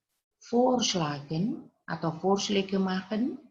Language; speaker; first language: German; non-native, fluent; Indonesian